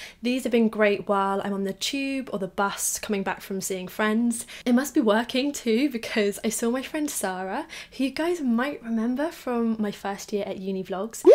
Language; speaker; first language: English; native; English